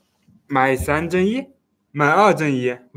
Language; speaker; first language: Chinese; non-native, learner; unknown